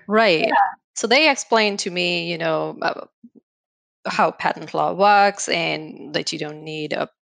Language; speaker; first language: English; non-native, local second language; Hindi